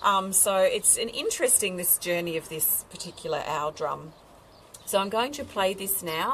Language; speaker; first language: English; native; English